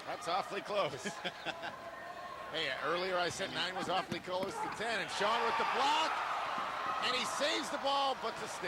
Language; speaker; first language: English; native; English